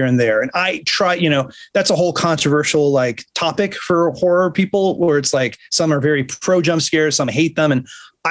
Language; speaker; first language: English; native; English